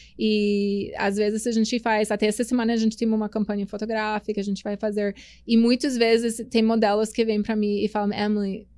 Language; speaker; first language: Portuguese; non-native, fluent; English